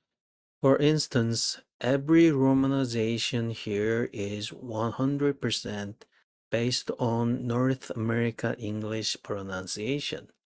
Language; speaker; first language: English; non-native, fluent; Korean